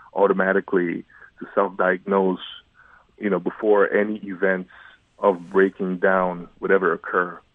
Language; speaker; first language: English; early bilingual, other home language; Indonesian